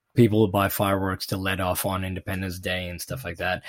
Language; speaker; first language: English; non-native, local second language; Urdu